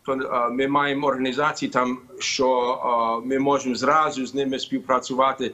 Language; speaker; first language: Ukrainian; early bilingual, heritage; Ukrainian